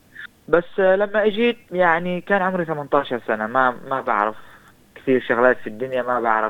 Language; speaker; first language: Arabic; native; Arabic